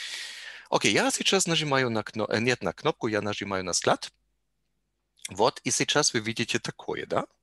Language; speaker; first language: Russian; non-native, learner; German